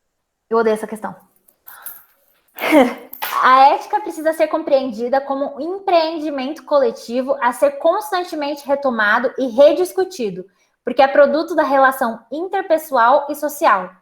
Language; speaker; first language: Portuguese; native; Portuguese